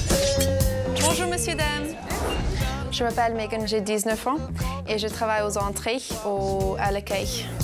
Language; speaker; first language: French; non-native, fluent; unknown